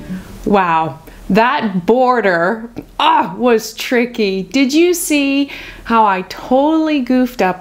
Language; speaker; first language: English; native; English